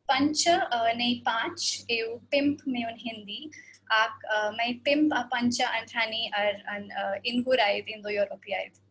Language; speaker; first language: Welsh; non-native, fluent; Hindi